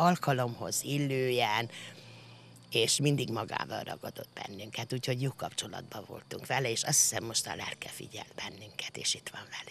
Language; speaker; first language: Hungarian; native; Hungarian